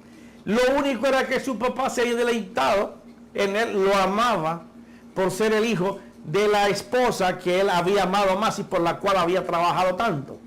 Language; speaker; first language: Spanish; native; Spanish